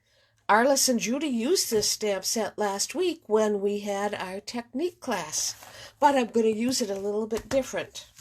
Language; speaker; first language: English; native; English